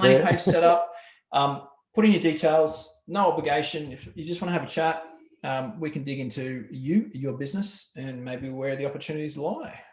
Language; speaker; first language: English; native; English